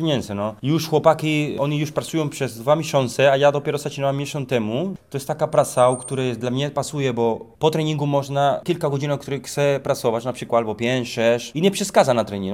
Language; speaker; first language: Polish; non-native, learner; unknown